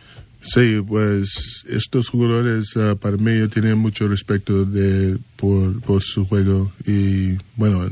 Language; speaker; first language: Spanish; non-native, learner; English